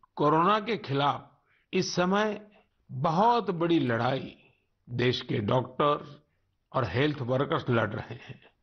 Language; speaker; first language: Hindi; non-native, local second language; Gujarati